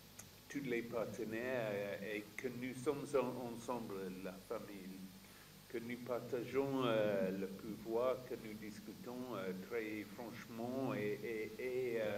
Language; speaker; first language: French; non-native, fluent; English